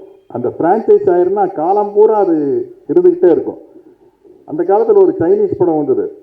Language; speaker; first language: Tamil; native; Tamil